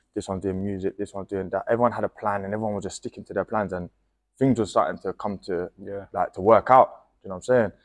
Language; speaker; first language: English; native; English